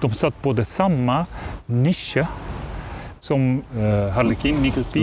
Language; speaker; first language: Swedish; non-native, learner; Dutch